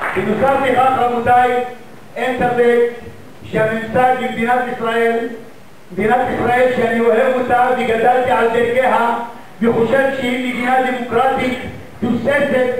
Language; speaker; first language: Hebrew; non-native, local second language; Arabic